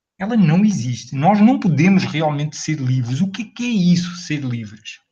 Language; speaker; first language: Portuguese; native; Portuguese